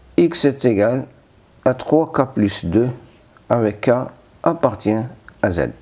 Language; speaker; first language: French; non-native, local second language; Arabic